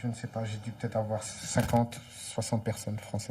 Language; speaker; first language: French; native; French